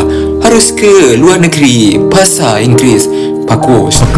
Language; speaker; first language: Indonesian; non-native, learner; Korean